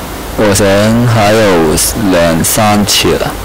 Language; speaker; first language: Chinese; non-native, local second language; Cantonese